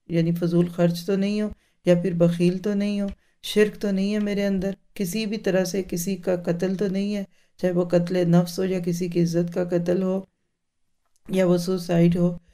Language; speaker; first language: Urdu; native; Urdu